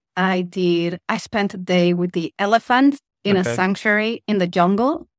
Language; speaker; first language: English; non-native, fluent; Spanish